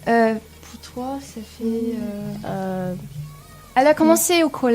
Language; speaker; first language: French; non-native, learner; English